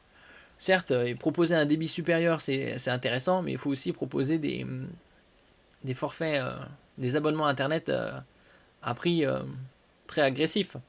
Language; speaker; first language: French; native; French